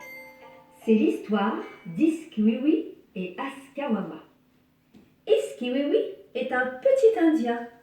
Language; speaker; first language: French; native; French